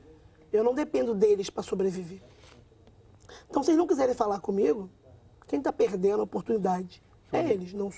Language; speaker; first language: Portuguese; native; Portuguese